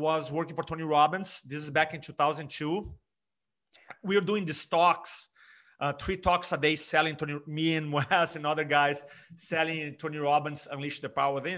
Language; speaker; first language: English; non-native, fluent; Portuguese